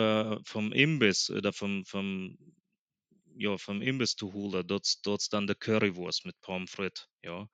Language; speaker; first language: German; early bilingual, other home language; Plautdietsch